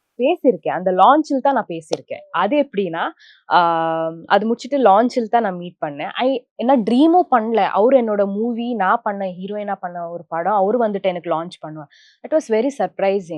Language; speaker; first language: Tamil; non-native, local second language; Kannada